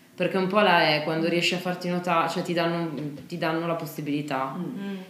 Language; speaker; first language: Italian; native; Italian